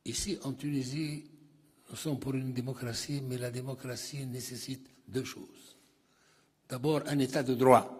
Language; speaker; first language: French; non-native, local second language; Arabic